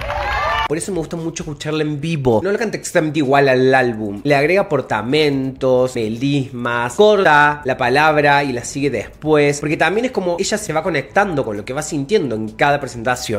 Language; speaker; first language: Spanish; native; Spanish